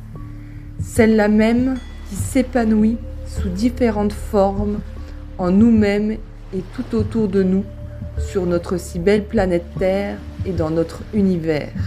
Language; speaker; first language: French; native; French